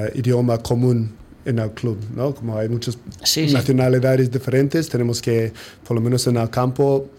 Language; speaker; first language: Spanish; non-native, fluent; English